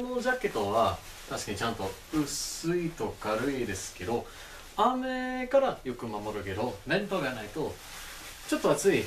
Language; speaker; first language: Japanese; non-native, fluent; English